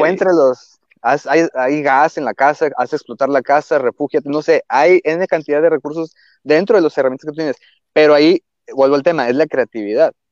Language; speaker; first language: Spanish; native; Spanish